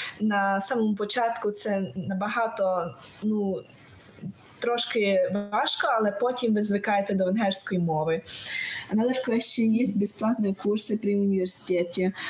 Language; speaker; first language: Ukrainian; non-native, local second language; Hungarian